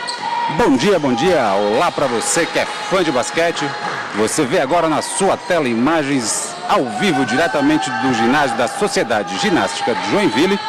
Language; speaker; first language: Portuguese; native; Portuguese